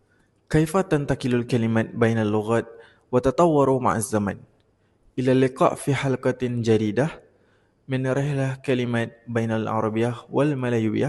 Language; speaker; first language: Arabic; non-native, fluent; Malay